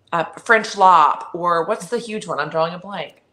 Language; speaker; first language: English; native; English